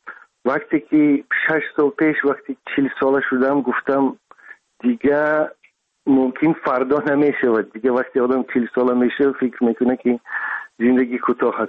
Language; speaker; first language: Persian; non-native, local second language; Russian